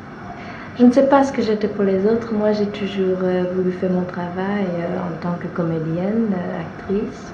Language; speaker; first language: French; non-native, fluent; English